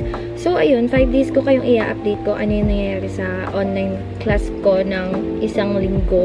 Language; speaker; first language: Filipino; native; Filipino